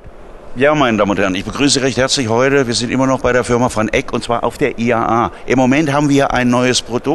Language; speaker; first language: German; native; German